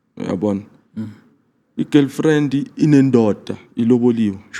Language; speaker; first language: Zulu; non-native, local second language; Swati